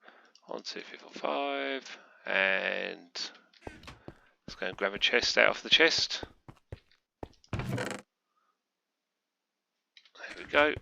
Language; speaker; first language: English; native; English